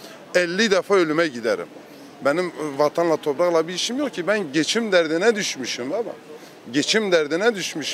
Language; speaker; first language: Turkish; native; Turkish